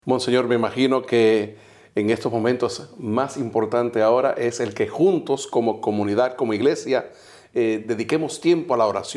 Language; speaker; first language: Spanish; native; Spanish